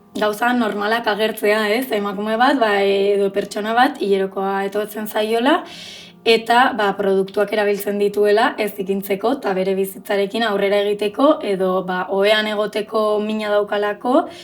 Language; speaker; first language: Basque; native; Basque